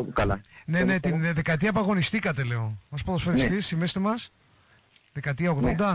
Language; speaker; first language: Greek; native; Greek